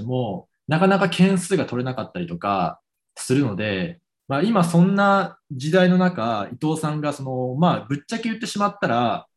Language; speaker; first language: Japanese; native; Japanese